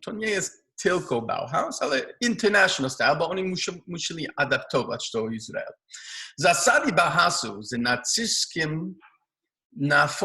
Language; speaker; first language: Polish; non-native, learner; Hebrew